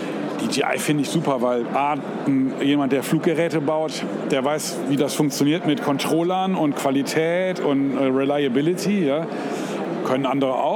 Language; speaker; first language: German; native; German